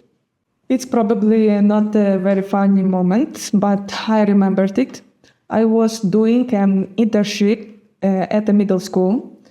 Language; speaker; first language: English; non-native, fluent; Gagauz